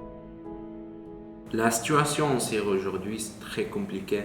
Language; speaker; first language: French; non-native, learner; Arabic